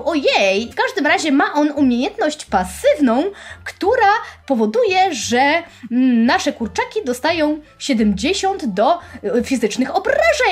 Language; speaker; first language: Polish; native; Polish